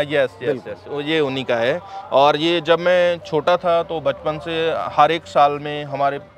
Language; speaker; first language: Hindi; native; Hindi